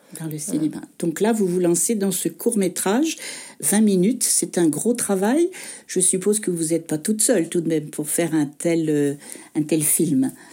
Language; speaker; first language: French; native; French